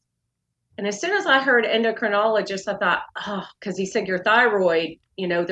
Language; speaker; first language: English; native; English